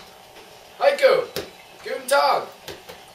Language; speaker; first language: German; non-native, learner; English